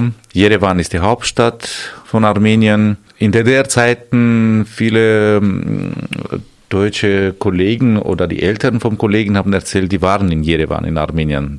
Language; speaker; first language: German; non-native, fluent; Armenian